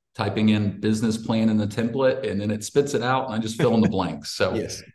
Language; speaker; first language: English; native; English